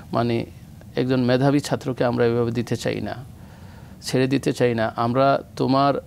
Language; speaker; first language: Bangla; native; Bangla